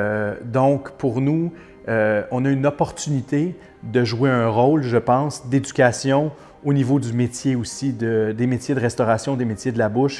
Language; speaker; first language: French; native; French